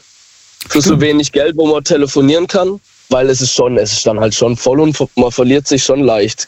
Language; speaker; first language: German; native; German